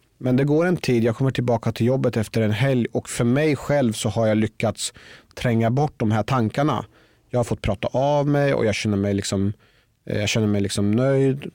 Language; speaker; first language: Swedish; early bilingual, other home language; Persian